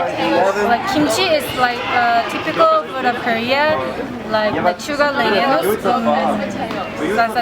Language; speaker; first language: English; non-native, learner; Korean